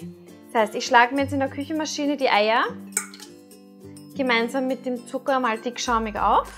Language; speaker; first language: German; native; German